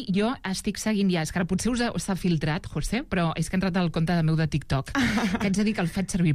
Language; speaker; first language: Catalan; native; Catalan